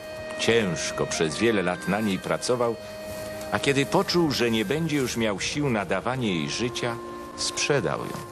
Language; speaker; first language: Polish; native; Polish